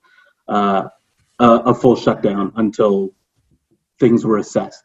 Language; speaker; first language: English; native; English